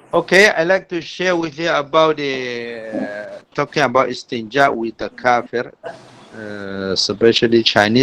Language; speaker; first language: English; non-native, fluent; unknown